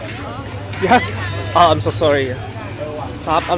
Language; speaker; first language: English; non-native, learner; French